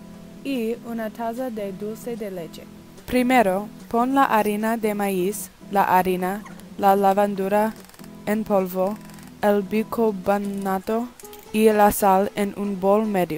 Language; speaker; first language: Spanish; non-native, learner; English